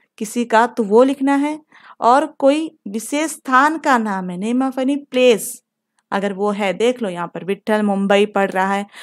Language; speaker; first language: Hindi; non-native, local second language; Telugu